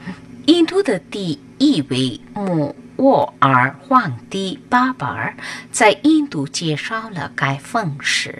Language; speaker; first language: Chinese; non-native, fluent; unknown